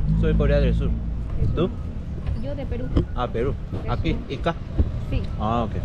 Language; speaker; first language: Spanish; non-native, learner; Korean